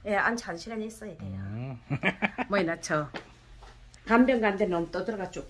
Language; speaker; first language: Korean; native; Korean